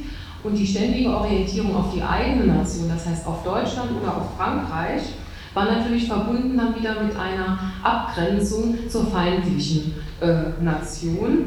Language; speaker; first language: German; native; German